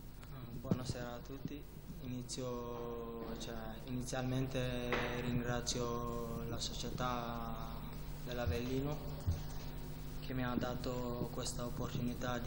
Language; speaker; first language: Italian; non-native, fluent; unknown